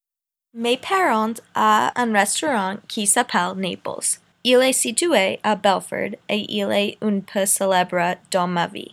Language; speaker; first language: French; non-native, learner; English